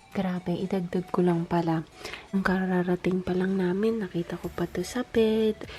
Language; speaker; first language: Filipino; non-native, local second language; Bikol